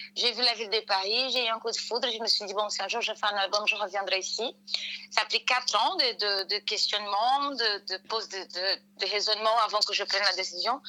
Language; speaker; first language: French; non-native, fluent; Portuguese